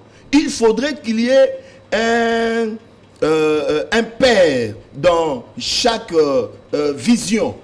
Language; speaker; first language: French; non-native, local second language; Lingala